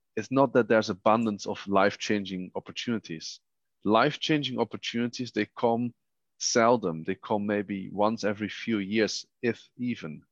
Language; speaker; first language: English; non-native, fluent; Dutch